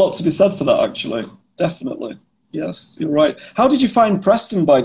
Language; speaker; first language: English; native; English